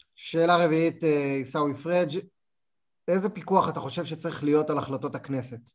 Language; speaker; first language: Hebrew; native; Hebrew